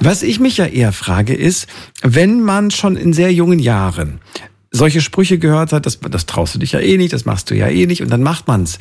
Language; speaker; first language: German; native; German